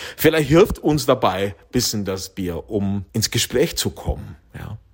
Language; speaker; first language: German; non-native, fluent; Czech